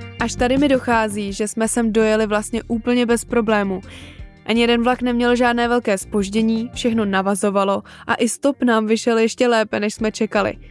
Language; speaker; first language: Czech; native; Czech